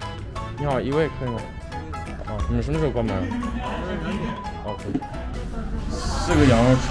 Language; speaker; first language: Chinese; early bilingual, heritage; Chinese